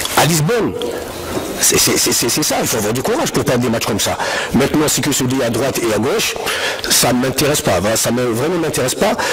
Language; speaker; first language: French; non-native, local second language; Arabic